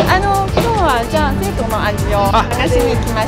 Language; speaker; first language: Japanese; non-native, fluent; Chinese